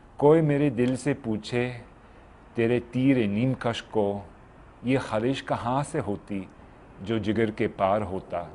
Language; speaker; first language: Urdu; non-native, fluent; English